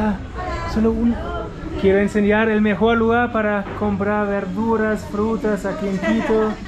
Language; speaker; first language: Spanish; non-native, learner; German